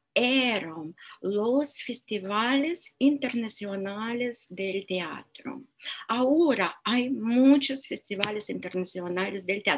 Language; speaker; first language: Spanish; non-native, fluent; Russian